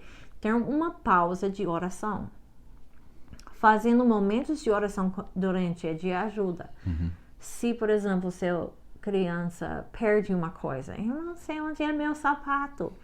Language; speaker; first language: Portuguese; non-native, learner; English